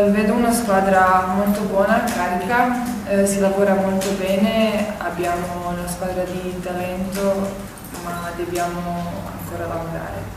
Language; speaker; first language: Italian; non-native, fluent; Croatian